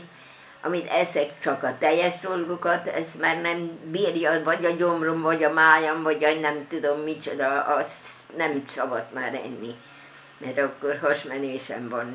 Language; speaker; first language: Hungarian; non-native, local second language; German